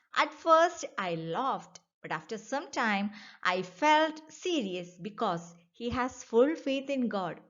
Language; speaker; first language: English; non-native, local second language; Malayalam